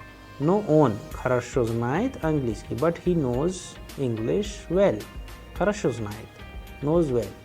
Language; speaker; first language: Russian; non-native, fluent; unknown